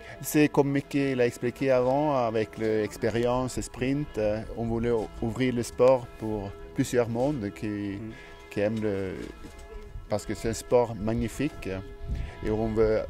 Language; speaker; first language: French; non-native, learner; Swedish